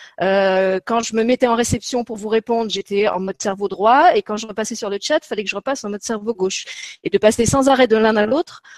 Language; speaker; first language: French; native; French